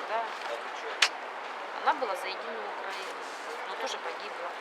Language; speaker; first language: Russian; native; Russian